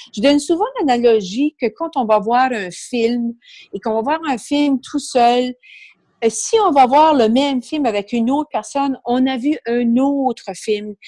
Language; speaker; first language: French; native; French